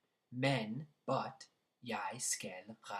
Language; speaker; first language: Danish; non-native, fluent; English